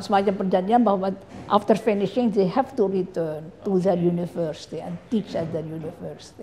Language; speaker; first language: English; non-native, fluent; Indonesian